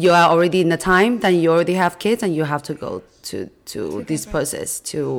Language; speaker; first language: English; non-native, fluent; Chinese